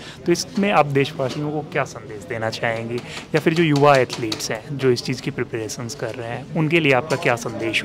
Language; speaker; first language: Hindi; native; Hindi